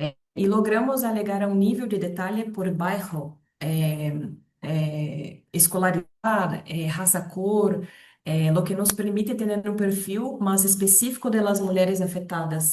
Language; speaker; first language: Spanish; non-native, fluent; Portuguese